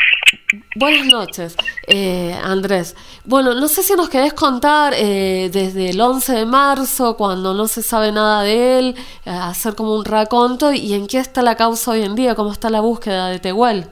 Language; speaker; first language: Spanish; native; Spanish